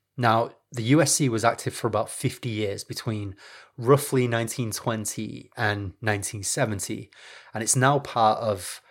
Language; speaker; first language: English; native; English